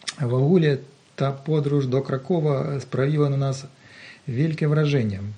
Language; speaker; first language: Polish; non-native, learner; Ukrainian